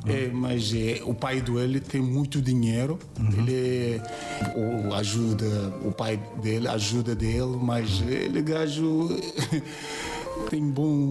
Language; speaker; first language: Portuguese; non-native, learner; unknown